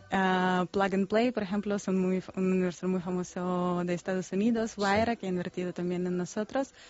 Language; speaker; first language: Spanish; non-native, fluent; Russian